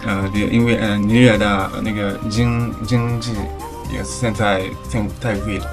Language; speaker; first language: Chinese; non-native, learner; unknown